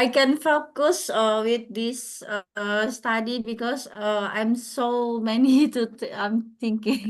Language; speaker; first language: English; non-native, learner; Indonesian